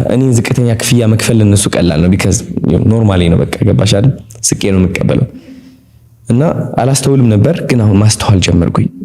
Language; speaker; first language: Amharic; non-native, local second language; Tigrinya